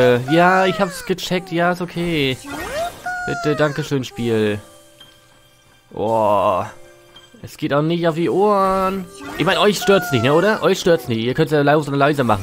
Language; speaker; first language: German; native; German